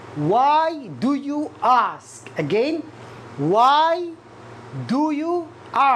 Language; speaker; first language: English; non-native, fluent; Arabic